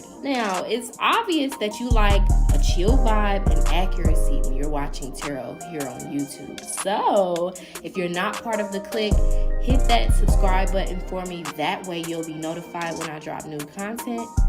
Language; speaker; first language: English; native; English